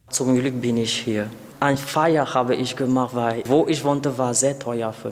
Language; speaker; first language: German; non-native, learner; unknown